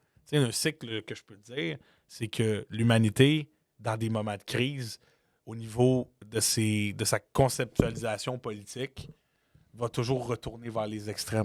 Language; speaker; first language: French; native; French